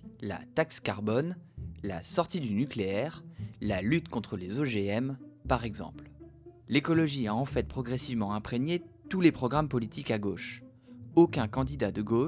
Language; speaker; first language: French; native; French